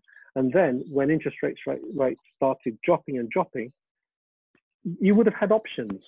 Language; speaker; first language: English; early bilingual, other home language; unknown